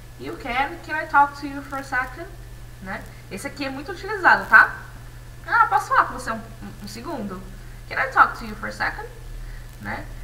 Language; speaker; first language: English; non-native, fluent; Portuguese